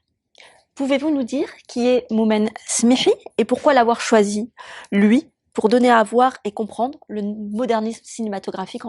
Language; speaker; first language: French; native; French